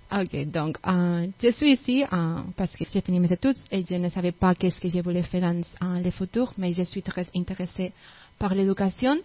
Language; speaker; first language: French; non-native, learner; Spanish